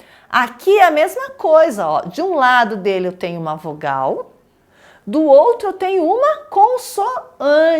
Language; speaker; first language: Portuguese; native; Portuguese